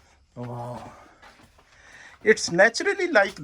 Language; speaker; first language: English; non-native, learner; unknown